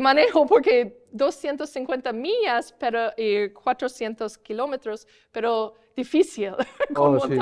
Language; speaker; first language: Spanish; non-native, learner; English